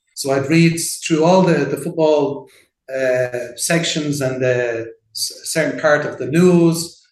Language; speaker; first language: English; native; English